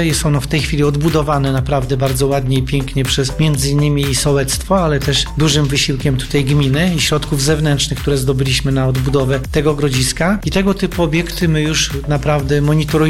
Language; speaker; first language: Polish; native; Polish